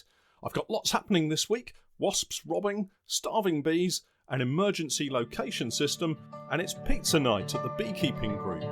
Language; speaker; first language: English; native; English